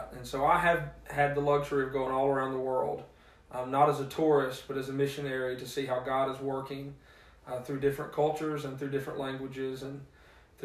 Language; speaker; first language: English; native; English